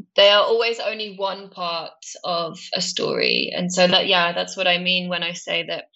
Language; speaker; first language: English; native; English